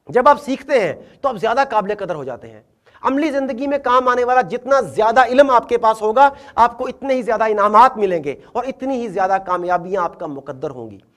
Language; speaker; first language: Urdu; native; Urdu